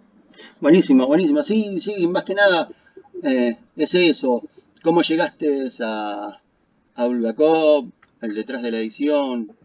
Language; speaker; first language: Spanish; native; Spanish